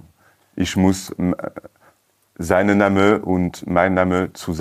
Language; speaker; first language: German; non-native, learner; French